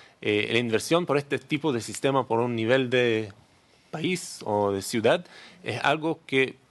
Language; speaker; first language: Spanish; non-native, learner; Hebrew